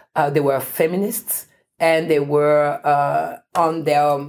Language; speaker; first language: English; non-native, fluent; French